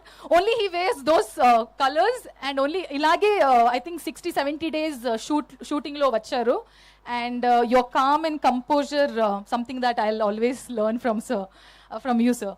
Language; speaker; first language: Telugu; non-native, learner; Kannada